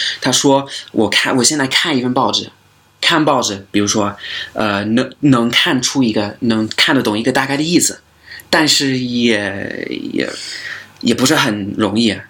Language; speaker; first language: Chinese; non-native, fluent; English